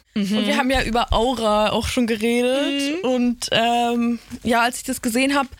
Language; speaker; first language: German; native; German